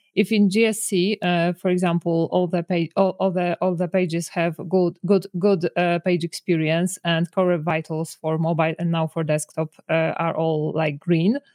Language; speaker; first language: English; non-native, fluent; Polish